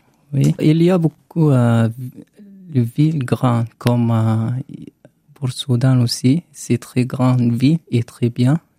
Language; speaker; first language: French; non-native, learner; Arabic